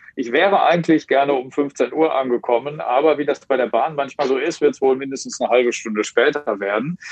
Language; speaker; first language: German; native; German